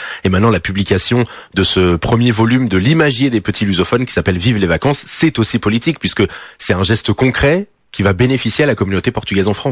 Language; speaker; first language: French; early bilingual, other home language; Portuguese